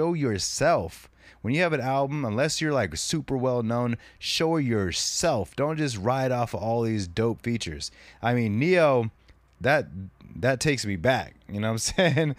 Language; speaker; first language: English; native; English